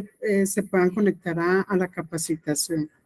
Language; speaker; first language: Spanish; native; Spanish